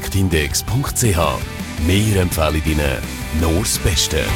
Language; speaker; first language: German; native; German